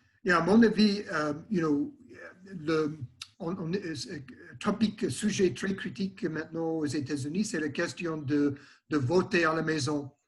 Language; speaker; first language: French; non-native, learner; English